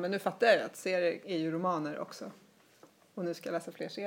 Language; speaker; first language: Swedish; native; Swedish